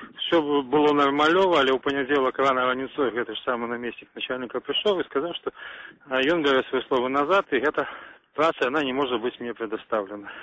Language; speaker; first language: Belarusian; native; Belarusian